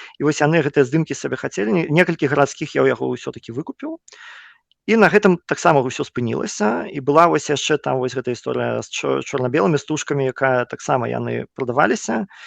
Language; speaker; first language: Belarusian; non-native, local second language; Russian